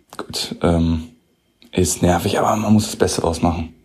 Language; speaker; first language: German; native; German